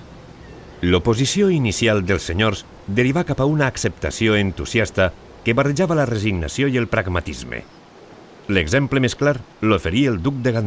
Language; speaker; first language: Catalan; native; Catalan